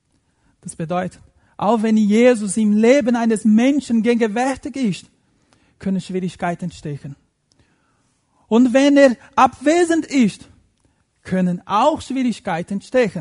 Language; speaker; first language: German; non-native, fluent; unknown